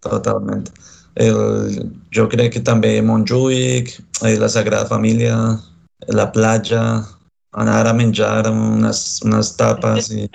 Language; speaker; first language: Catalan; non-native, fluent; Spanish